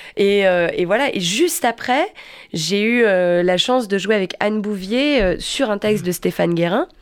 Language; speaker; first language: French; native; French